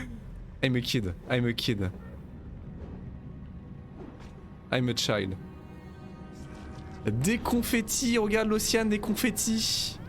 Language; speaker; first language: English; non-native, learner; French